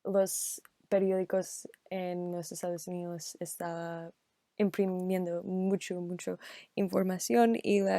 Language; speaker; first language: Spanish; non-native, learner; English